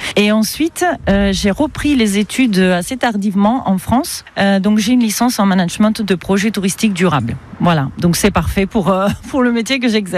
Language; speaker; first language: French; non-native, fluent; Spanish